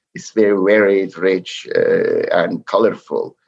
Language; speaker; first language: English; non-native, fluent; Turkish